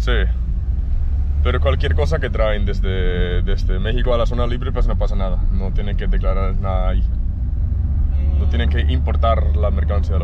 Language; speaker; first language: Spanish; non-native, fluent; English